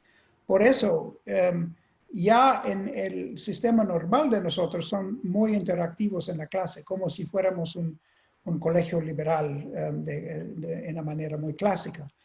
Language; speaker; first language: Spanish; non-native, fluent; English